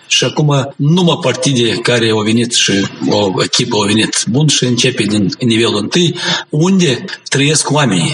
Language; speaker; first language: Romanian; non-native, local second language; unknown